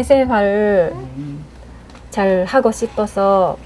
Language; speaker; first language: Korean; non-native, fluent; Japanese